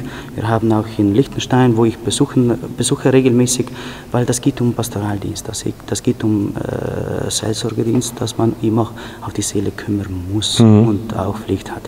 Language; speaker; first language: German; non-native, fluent; Ukrainian